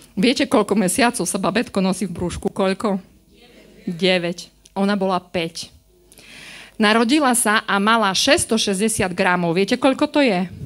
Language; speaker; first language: Slovak; native; Slovak